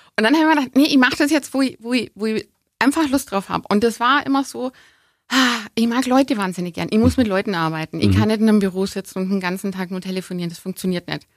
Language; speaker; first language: German; native; German